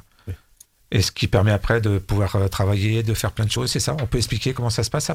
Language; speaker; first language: French; native; French